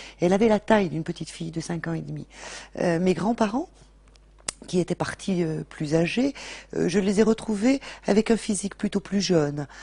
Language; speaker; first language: French; native; French